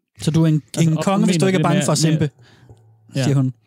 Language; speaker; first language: Danish; native; Danish